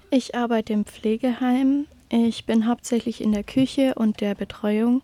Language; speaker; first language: German; native; German